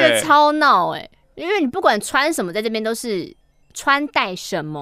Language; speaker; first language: Chinese; native; Chinese